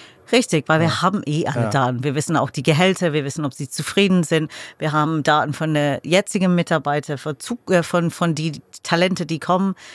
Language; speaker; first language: German; non-native, fluent; English